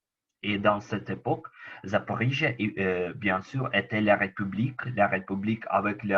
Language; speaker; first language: French; non-native, learner; Ukrainian